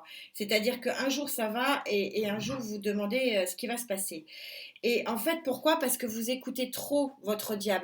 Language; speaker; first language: French; native; French